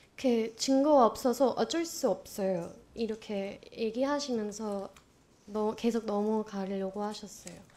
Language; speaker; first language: Korean; non-native, fluent; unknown